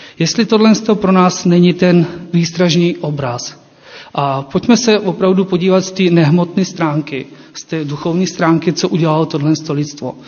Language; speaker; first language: Czech; non-native, fluent; Ukrainian